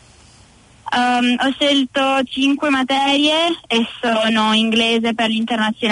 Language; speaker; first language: Italian; native; Italian